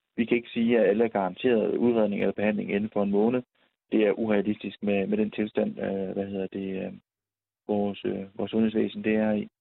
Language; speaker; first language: Danish; native; Danish